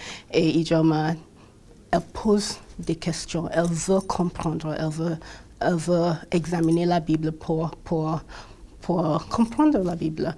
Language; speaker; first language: French; non-native, fluent; English